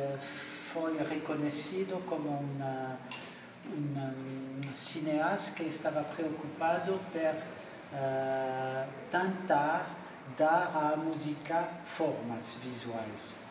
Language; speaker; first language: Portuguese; non-native, learner; French